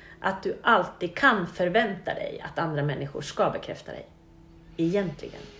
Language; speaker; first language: Swedish; native; Swedish